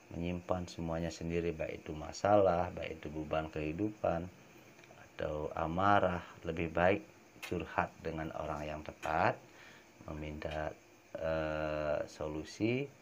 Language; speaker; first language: Indonesian; native; Indonesian